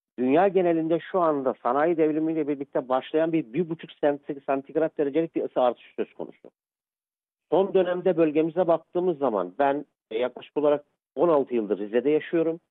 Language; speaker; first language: Turkish; native; Turkish